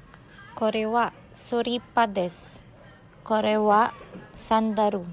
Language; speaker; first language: Japanese; non-native, learner; Filipino